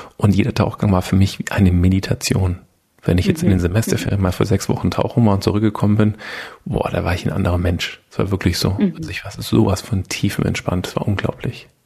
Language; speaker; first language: German; native; German